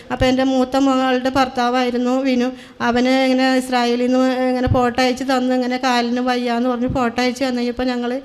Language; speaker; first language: Malayalam; native; Malayalam